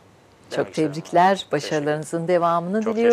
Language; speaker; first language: Turkish; native; Turkish